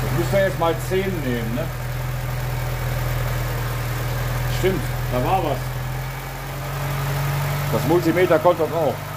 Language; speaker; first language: German; native; German